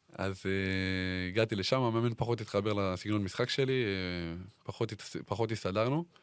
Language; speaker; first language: Hebrew; native; Hebrew